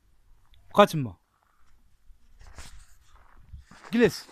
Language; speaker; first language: Arabic; native; Arabic